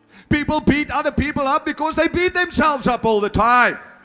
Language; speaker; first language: English; non-native, local second language; Afrikaans